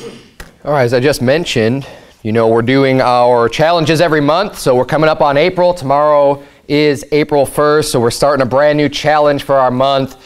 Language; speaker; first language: English; native; English